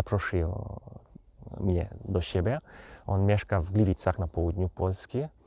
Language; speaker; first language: Polish; non-native, fluent; Hungarian